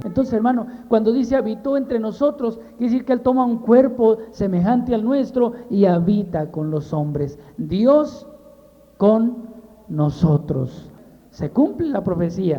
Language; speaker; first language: Spanish; native; Spanish